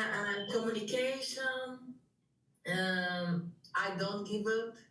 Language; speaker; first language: English; non-native, learner; Portuguese